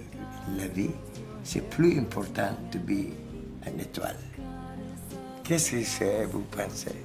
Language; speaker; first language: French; non-native, learner; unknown